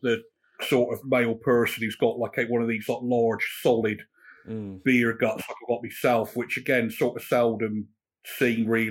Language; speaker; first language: English; native; English